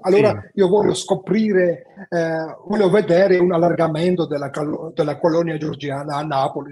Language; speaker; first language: Italian; non-native, fluent; Georgian